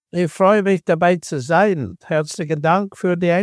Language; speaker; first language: German; non-native, fluent; English